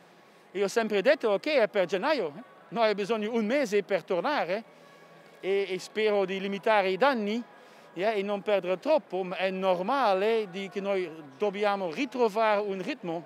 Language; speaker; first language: Italian; non-native, fluent; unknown